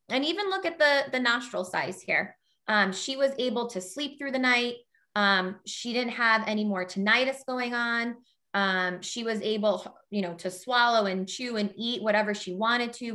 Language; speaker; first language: English; native; English